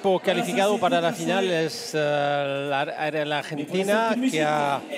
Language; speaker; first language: Spanish; non-native, fluent; French